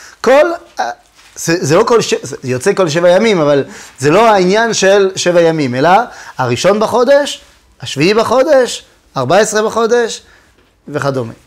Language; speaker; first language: Hebrew; non-native, fluent; French